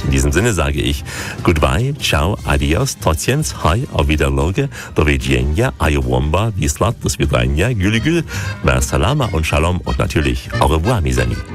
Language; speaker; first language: German; native; German